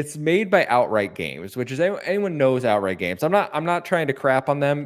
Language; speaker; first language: English; native; English